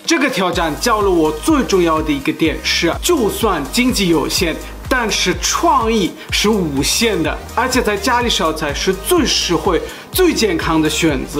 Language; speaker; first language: Chinese; non-native, fluent; German